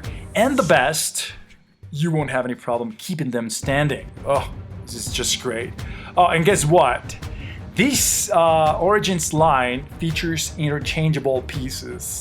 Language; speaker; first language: English; non-native, fluent; Spanish